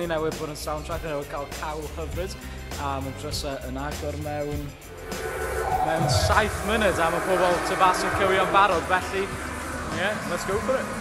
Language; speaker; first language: Welsh; native; Welsh